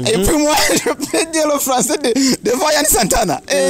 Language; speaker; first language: French; non-native, learner; Rundi